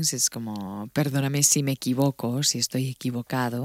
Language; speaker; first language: Spanish; native; Spanish